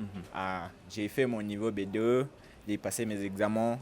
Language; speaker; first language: French; non-native, fluent; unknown